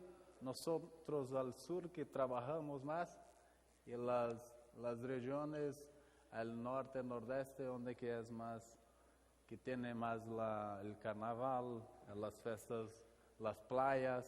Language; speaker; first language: Spanish; non-native, learner; Portuguese